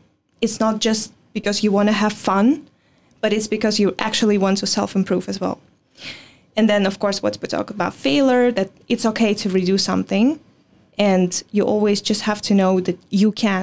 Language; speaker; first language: English; non-native, fluent; Russian